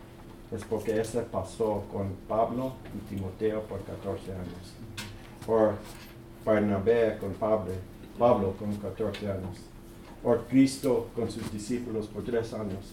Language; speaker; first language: Spanish; early bilingual, heritage; English